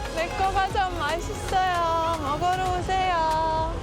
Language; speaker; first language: Korean; non-native, learner; Estonian